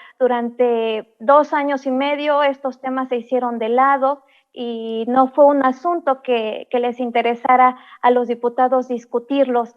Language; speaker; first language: Spanish; native; Spanish